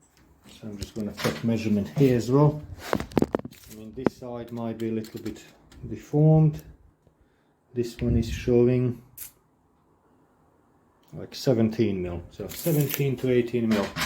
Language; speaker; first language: English; non-native, fluent; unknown